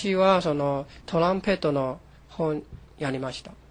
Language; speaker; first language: Japanese; non-native, fluent; Chinese